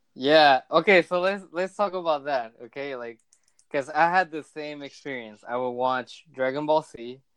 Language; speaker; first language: English; early bilingual, other home language; Spanish